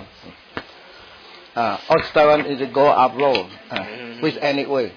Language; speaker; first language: English; non-native, learner; Min Nan Chinese